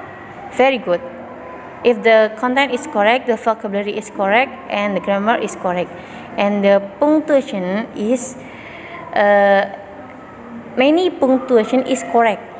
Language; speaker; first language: English; non-native, learner; Indonesian